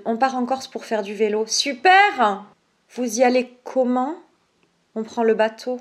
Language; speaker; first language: French; native; French